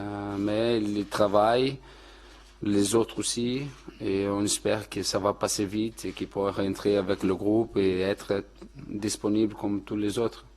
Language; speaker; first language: French; non-native, fluent; Portuguese